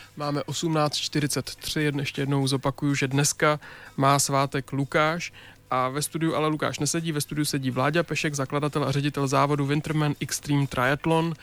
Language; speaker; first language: Czech; native; Czech